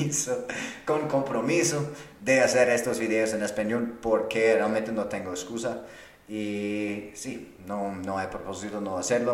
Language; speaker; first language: Spanish; non-native, fluent; English